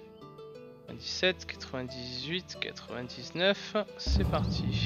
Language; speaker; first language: French; native; French